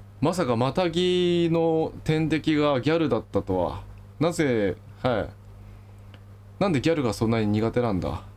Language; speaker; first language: Japanese; native; Japanese